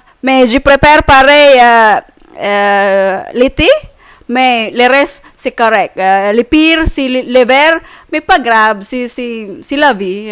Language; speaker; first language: French; non-native, fluent; Filipino